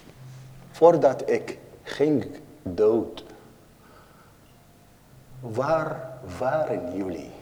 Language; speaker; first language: Dutch; non-native, learner; Arabic